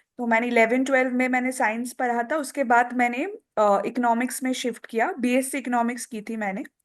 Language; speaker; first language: Hindi; non-native, local second language; Assamese